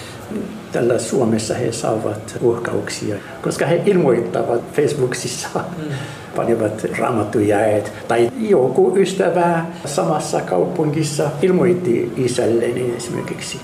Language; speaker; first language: Finnish; non-native, fluent; Arabic